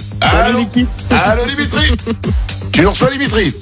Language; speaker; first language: French; native; French